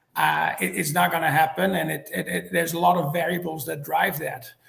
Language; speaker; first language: English; non-native, fluent; Dutch